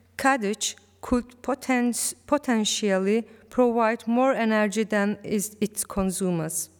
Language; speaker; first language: English; non-native, learner; Turkish